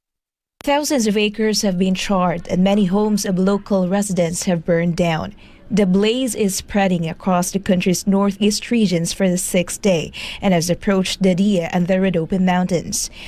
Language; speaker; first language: English; non-native, local second language; Filipino